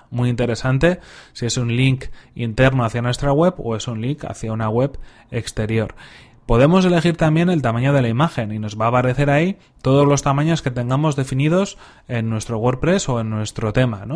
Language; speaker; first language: Spanish; native; Spanish